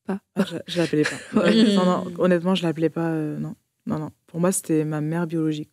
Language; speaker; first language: French; early bilingual, other home language; Portuguese